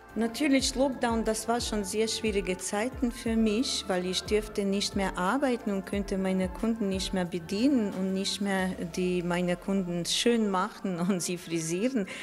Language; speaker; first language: German; non-native, fluent; Latvian